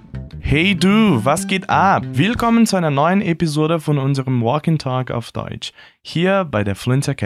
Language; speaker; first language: German; non-native, fluent; Portuguese